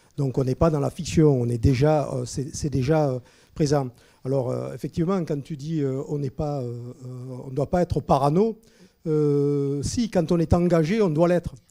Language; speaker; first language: French; native; French